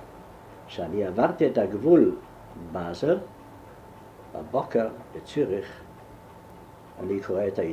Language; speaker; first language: Hebrew; non-native, fluent; German